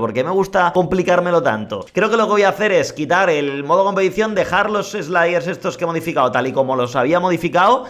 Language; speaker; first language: Spanish; native; Spanish